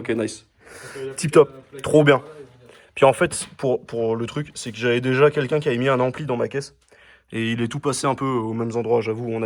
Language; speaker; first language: French; native; French